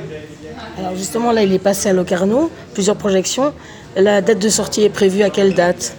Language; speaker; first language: French; native; French